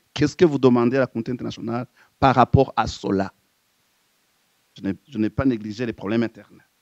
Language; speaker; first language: French; non-native, local second language; Rundi